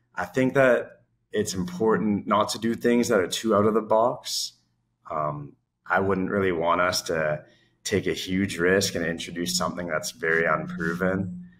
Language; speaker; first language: English; native; English